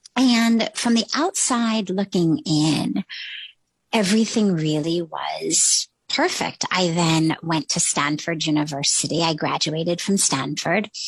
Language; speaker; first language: English; native; English